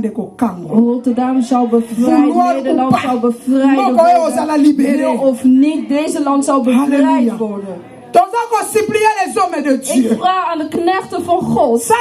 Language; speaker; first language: Dutch; non-native, learner; Lingala